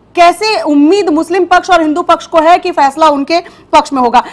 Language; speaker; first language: Hindi; native; Hindi